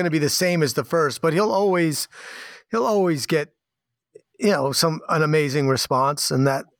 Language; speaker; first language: English; native; English